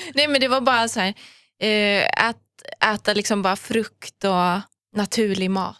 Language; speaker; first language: Swedish; early bilingual, other home language; Persian